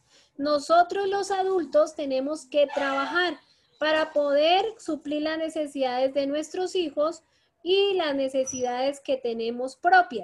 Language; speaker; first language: Spanish; native; Spanish